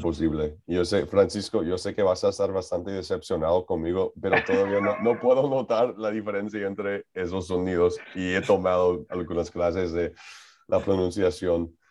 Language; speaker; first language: Spanish; non-native, learner; English